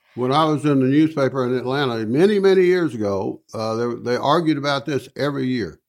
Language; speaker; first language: English; native; English